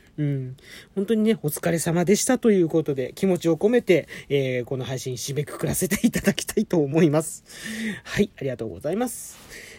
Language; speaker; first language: Japanese; native; Japanese